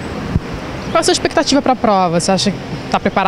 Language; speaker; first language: Portuguese; native; Portuguese